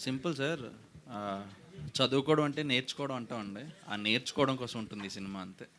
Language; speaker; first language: Telugu; native; Telugu